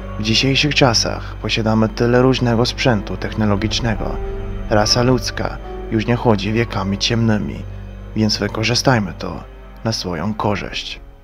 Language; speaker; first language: Polish; non-native, fluent; Croatian